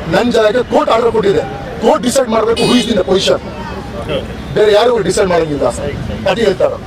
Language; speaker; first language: Kannada; non-native, local second language; Urdu